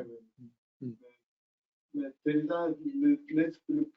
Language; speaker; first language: French; non-native, learner; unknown